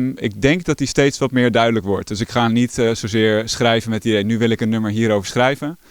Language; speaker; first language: Dutch; native; Dutch